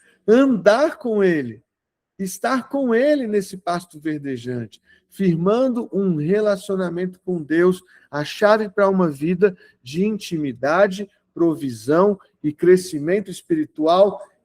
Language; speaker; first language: Portuguese; native; Portuguese